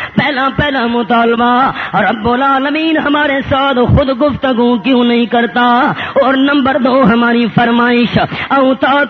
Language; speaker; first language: Urdu; non-native, local second language; Punjabi